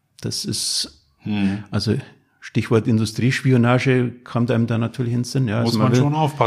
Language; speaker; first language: German; native; German